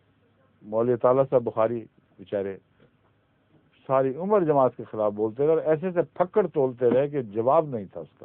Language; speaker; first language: Urdu; native; Urdu